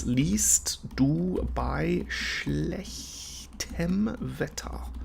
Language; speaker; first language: German; non-native, fluent; English